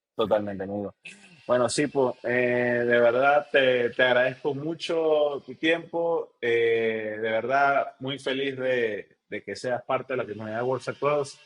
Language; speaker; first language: Spanish; native; Spanish